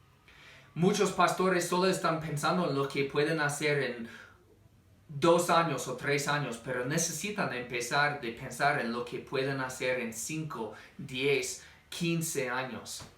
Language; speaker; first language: Spanish; non-native, fluent; English